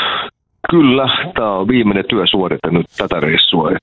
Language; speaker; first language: Finnish; native; Finnish